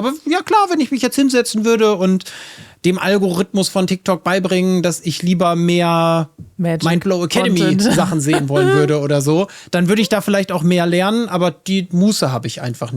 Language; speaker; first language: German; native; German